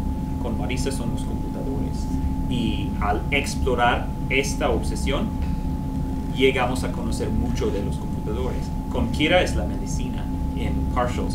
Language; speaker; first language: Spanish; non-native, fluent; English